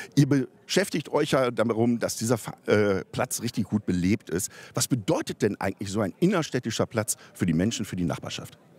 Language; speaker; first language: German; native; German